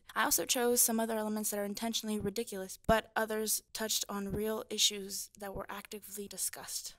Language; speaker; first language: English; early bilingual, other home language; Spanish